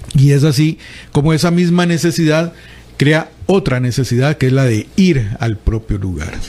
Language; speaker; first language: Spanish; native; Spanish